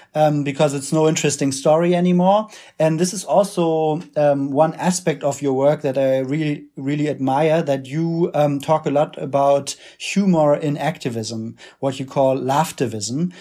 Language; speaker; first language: English; non-native, fluent; German